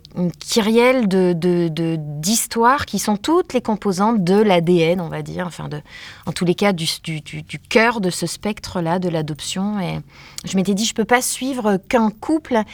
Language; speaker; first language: French; native; French